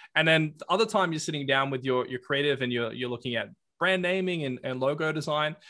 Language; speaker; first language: English; native; English